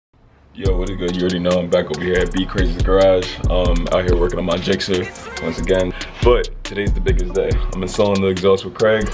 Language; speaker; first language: English; native; English